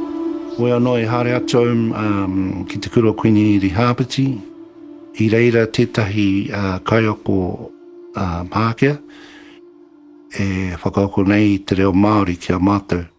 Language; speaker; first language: Māori; non-native, local second language; English